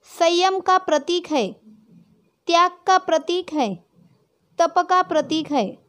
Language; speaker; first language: Hindi; non-native, local second language; Marathi